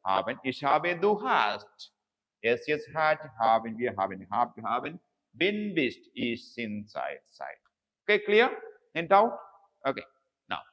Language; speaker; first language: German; non-native, fluent; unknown